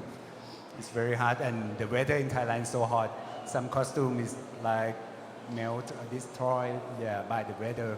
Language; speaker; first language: English; non-native, learner; Thai